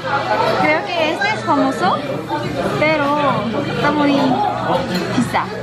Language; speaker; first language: Spanish; non-native, learner; Korean